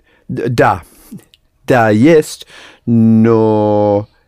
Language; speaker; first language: Russian; non-native, learner; English